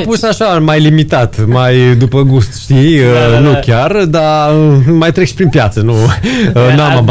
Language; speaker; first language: Romanian; native; Romanian